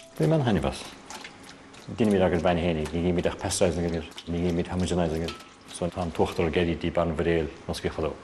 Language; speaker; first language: Irish; non-native, local second language; English